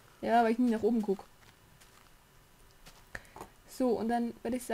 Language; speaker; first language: German; native; German